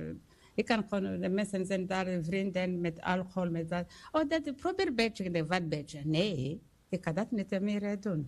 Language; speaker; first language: Dutch; non-native, learner; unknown